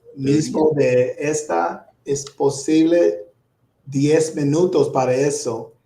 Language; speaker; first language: Spanish; non-native, learner; English